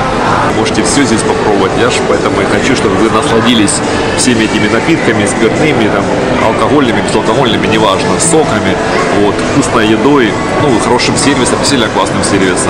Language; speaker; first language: Russian; native; Russian